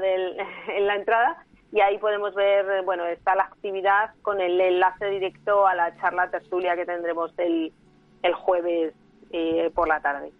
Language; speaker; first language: Spanish; native; Spanish